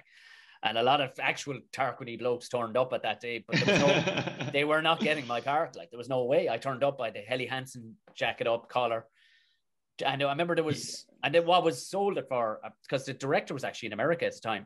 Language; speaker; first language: English; native; English